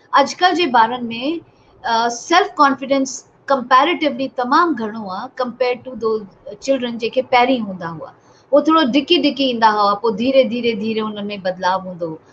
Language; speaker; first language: Sindhi; native; Sindhi